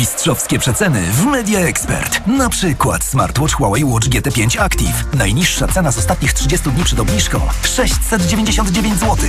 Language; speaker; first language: Polish; native; Polish